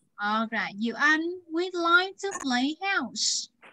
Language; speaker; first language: English; non-native, fluent; Vietnamese